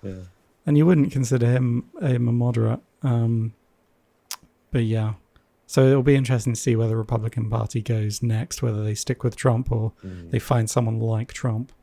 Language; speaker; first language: English; native; English